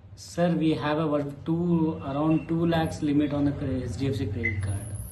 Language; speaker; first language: English; non-native, local second language; Telugu